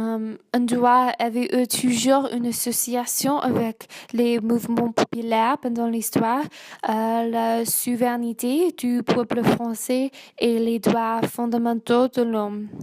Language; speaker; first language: French; non-native, learner; English